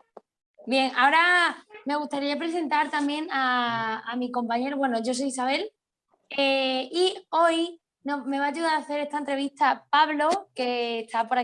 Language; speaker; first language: Spanish; native; Spanish